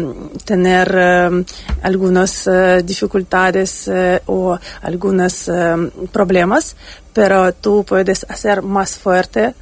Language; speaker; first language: Spanish; non-native, fluent; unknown